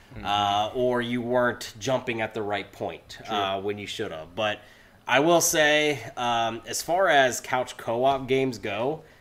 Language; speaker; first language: English; native; English